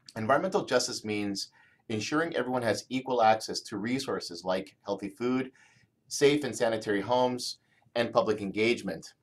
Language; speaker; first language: English; native; English